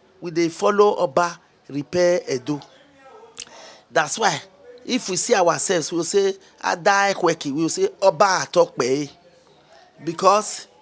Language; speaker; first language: Nigerian Pidgin; non-native, local second language; Bini